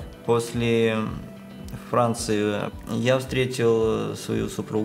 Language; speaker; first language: Russian; native; Russian